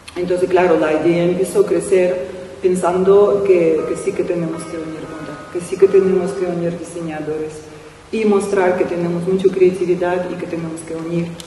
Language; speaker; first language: Spanish; non-native, fluent; Russian